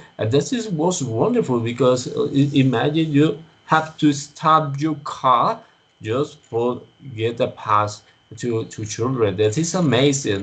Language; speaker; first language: English; non-native, learner; Spanish